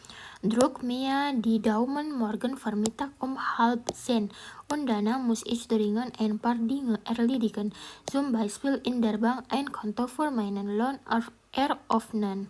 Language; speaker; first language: German; non-native, learner; Indonesian